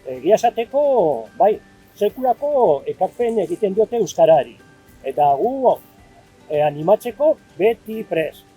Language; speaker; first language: Basque; non-native, local second language; Spanish